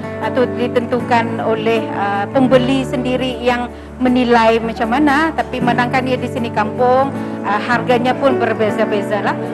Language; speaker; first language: Malay; non-native, local second language; Iban